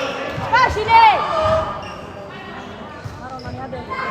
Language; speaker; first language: Italian; native; Italian